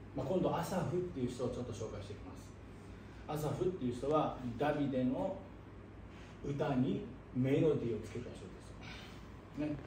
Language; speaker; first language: Japanese; native; Japanese